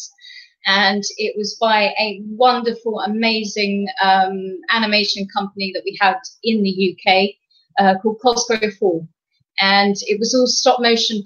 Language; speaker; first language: English; native; English